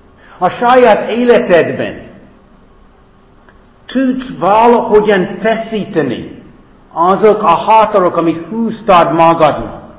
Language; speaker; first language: Hungarian; non-native, fluent; English